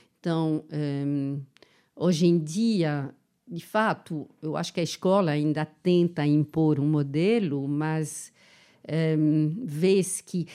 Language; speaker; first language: Portuguese; non-native, fluent; French